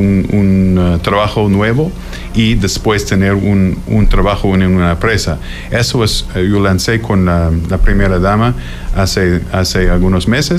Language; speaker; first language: Spanish; non-native, fluent; English